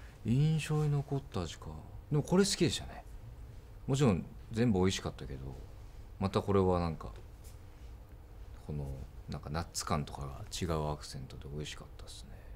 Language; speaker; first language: Japanese; native; Japanese